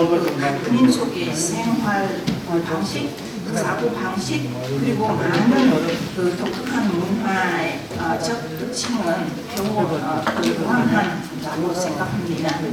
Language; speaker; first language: Korean; non-native, fluent; Vietnamese